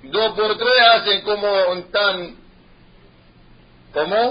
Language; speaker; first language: Spanish; non-native, learner; Arabic